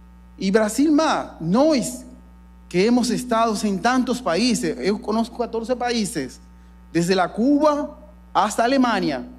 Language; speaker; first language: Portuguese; non-native, learner; Spanish